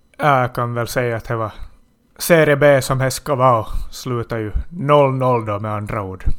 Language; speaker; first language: Swedish; native; Swedish